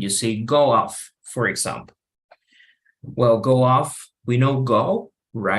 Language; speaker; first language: English; non-native, fluent; Spanish